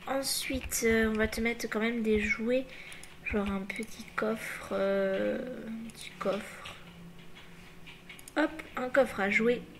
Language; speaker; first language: French; native; French